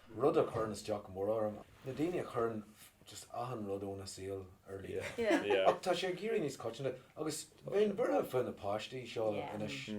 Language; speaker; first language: Irish; non-native, local second language; English